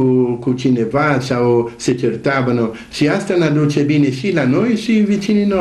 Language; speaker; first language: Romanian; non-native, learner; Italian